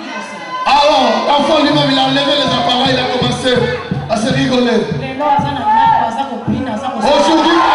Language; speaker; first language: French; non-native, local second language; Lingala